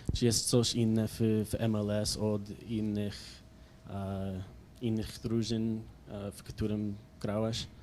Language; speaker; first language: Polish; early bilingual, heritage; English